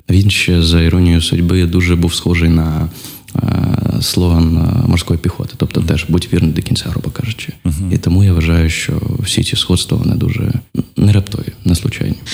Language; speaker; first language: Ukrainian; non-native, local second language; Russian